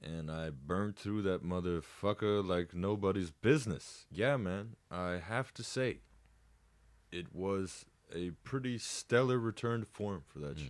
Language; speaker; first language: English; native; English